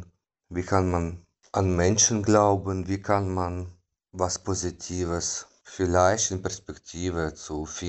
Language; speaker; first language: German; non-native, fluent; Ukrainian